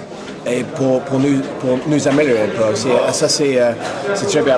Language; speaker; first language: French; non-native, fluent; English